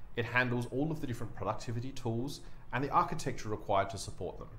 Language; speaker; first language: English; native; English